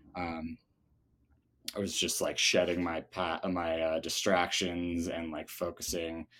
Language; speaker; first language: English; native; English